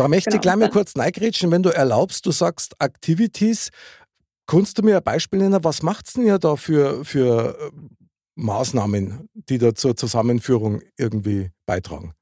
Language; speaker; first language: German; native; German